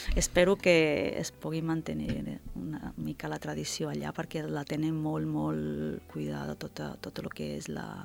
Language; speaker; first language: Catalan; non-native, fluent; Italian